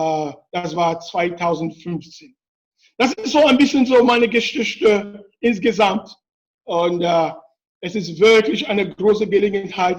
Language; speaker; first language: German; non-native, fluent; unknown